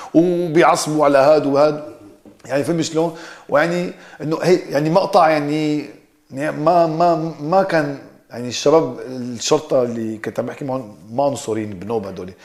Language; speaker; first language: Arabic; early bilingual, heritage; Arabic